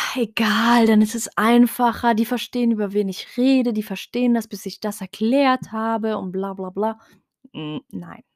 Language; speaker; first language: German; early bilingual, other home language; Riffian